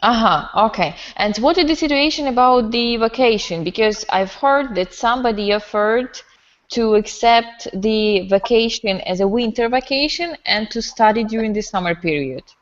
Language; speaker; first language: English; non-native, learner; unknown